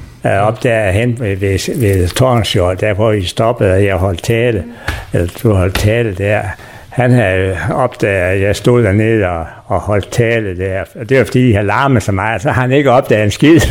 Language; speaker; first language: Danish; native; Danish